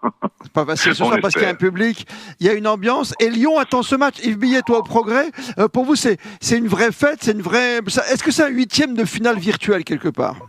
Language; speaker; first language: French; native; French